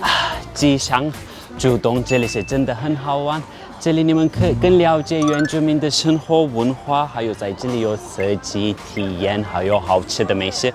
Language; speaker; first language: Chinese; non-native, fluent; Turkish